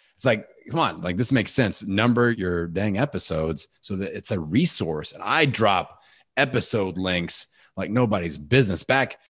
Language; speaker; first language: English; native; English